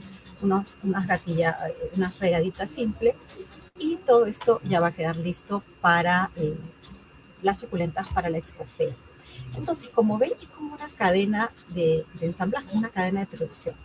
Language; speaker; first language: Spanish; native; Spanish